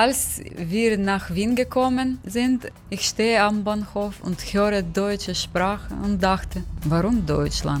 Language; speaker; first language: German; non-native, learner; Ukrainian